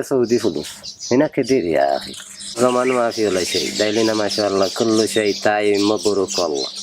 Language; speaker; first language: Arabic; non-native, learner; Bangla